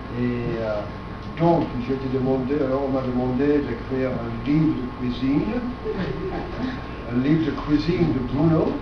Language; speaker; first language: French; non-native, fluent; English